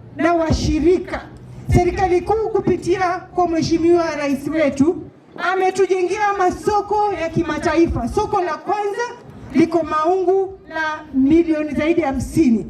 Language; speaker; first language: Swahili; non-native, local second language; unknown